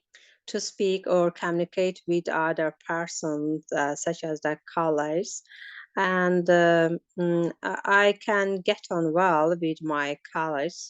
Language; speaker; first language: English; non-native, learner; Azerbaijani